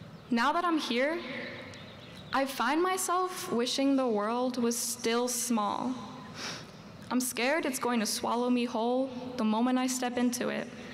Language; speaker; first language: English; early bilingual, other home language; Spanish